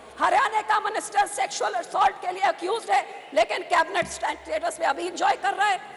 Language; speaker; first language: Hindi; non-native, local second language; Punjabi